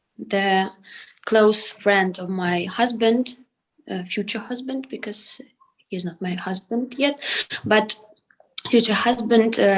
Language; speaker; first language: English; non-native, learner; Ukrainian